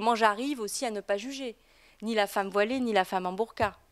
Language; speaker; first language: French; native; French